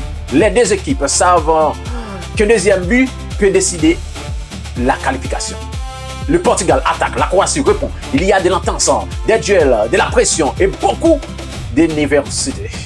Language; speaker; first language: French; non-native, local second language; Haitian Creole